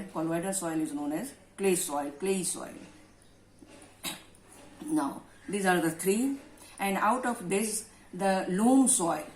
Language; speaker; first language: English; non-native, local second language; Hindi